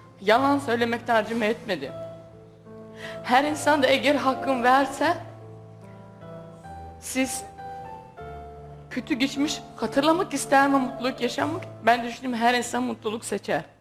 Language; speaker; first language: Turkish; non-native, learner; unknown